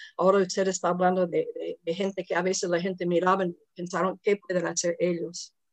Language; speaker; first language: Spanish; non-native, fluent; English